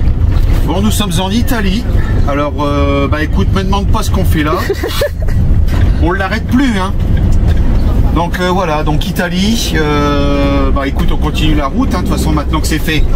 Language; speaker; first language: French; native; French